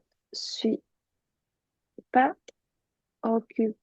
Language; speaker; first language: French; non-native, fluent; Chinese